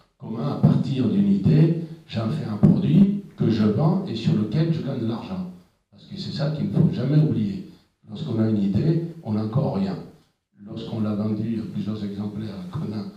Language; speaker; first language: French; non-native, fluent; Italian